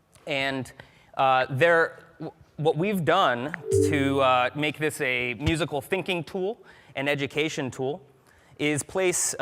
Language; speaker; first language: English; native; English